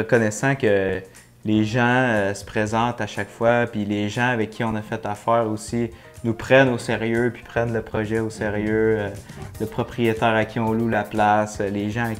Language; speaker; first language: French; native; French